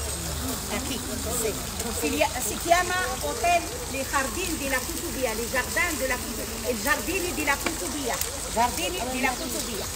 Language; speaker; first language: Spanish; non-native, learner; Arabic